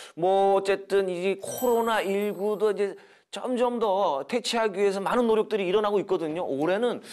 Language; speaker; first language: Korean; native; Korean